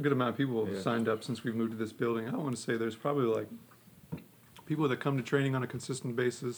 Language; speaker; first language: English; native; English